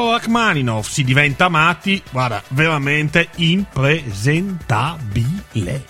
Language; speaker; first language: Italian; native; Italian